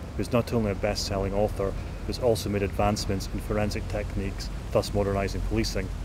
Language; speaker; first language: English; native; English